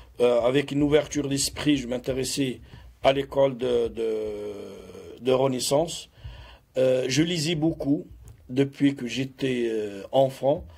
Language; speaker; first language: French; non-native, local second language; Arabic